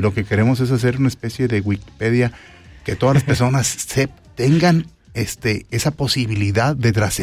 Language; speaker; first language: Spanish; native; Spanish